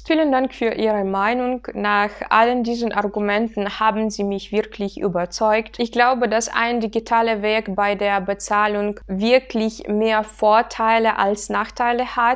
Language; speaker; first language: German; non-native, fluent; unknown